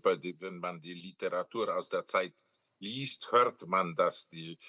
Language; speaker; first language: German; non-native, fluent; Polish